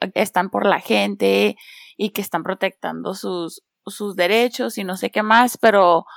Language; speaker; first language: Spanish; early bilingual, heritage; Spanish